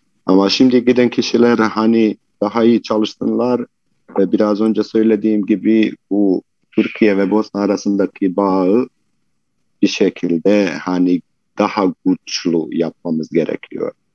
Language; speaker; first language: Turkish; non-native, fluent; Bosnian